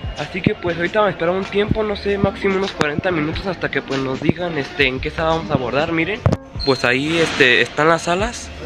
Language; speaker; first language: Spanish; early bilingual, heritage; Spanish